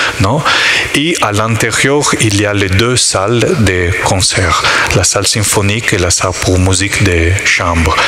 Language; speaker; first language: French; non-native, learner; Italian